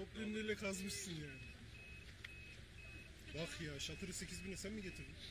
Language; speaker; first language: Turkish; native; Turkish